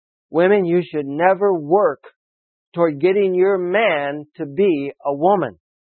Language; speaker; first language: English; native; English